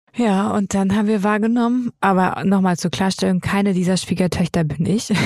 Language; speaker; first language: German; native; German